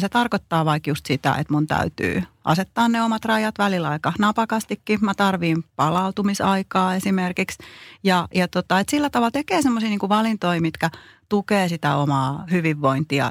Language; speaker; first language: Finnish; native; Finnish